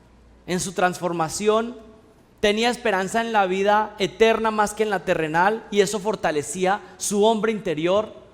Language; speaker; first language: Spanish; native; Spanish